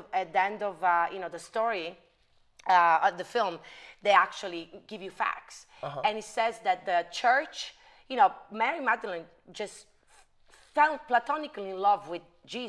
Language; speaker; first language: English; non-native, fluent; Italian